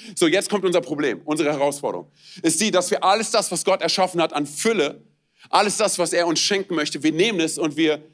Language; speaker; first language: German; non-native, fluent; Romanian